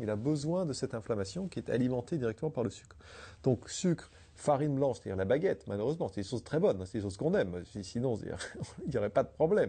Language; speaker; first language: French; native; French